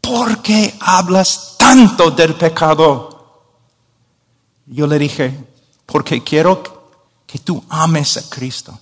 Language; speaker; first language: Spanish; non-native, fluent; English